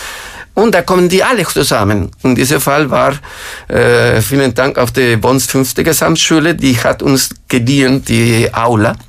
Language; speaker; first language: German; non-native, fluent; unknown